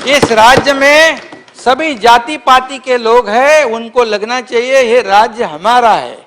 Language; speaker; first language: Hindi; non-native, local second language; Marathi